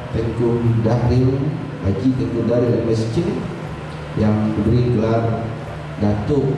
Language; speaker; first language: Indonesian; native; Indonesian